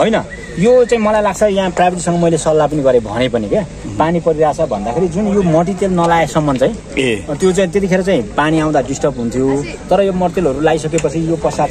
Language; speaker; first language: Nepali; native; Nepali